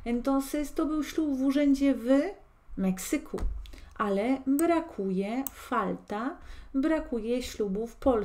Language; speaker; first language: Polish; non-native, fluent; Spanish